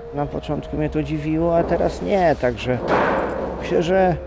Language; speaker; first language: Polish; native; Polish